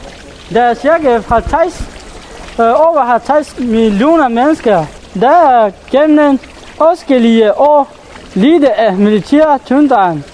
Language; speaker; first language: Danish; non-native, learner; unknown